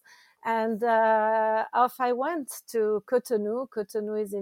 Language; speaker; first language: English; non-native, fluent; French